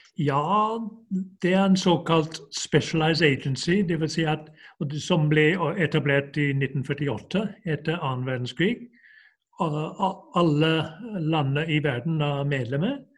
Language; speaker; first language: Norwegian; non-native, fluent; English